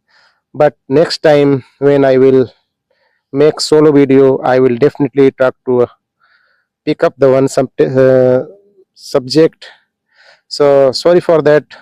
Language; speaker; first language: English; non-native, local second language; Hindi